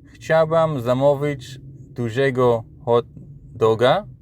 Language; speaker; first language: Polish; non-native, learner; English